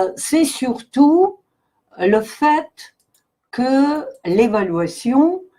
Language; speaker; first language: French; non-native, fluent; Russian